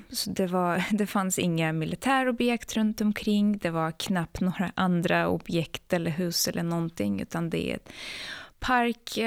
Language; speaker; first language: Swedish; non-native, fluent; Ukrainian